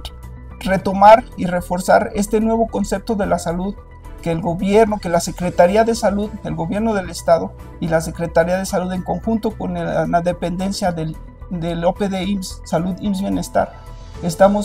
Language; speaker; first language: Spanish; native; Spanish